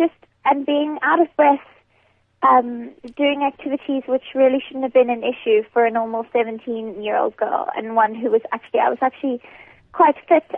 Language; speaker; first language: English; native; English